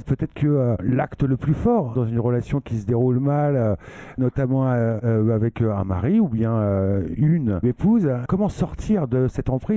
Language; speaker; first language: French; native; French